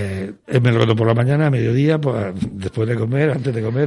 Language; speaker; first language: Spanish; native; Spanish